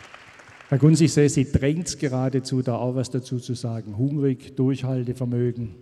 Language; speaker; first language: German; native; German